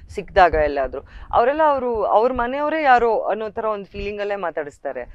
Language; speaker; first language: Kannada; native; Kannada